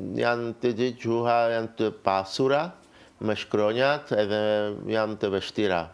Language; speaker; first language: Albanian; non-native, fluent; Czech